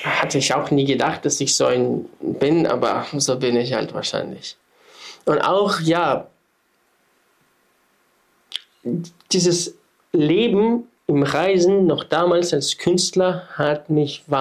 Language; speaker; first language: German; non-native, fluent; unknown